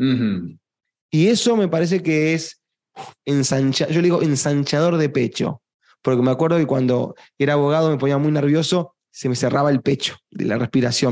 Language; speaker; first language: Spanish; native; Spanish